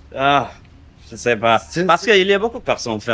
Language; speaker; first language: French; non-native, learner; English